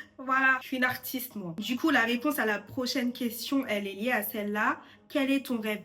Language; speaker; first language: French; early bilingual, other home language; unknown